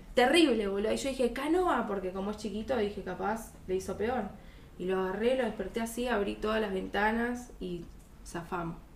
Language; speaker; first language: Spanish; native; Spanish